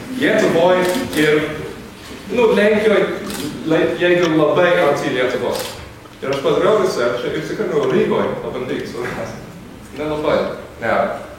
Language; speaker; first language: Lithuanian; non-native, fluent; English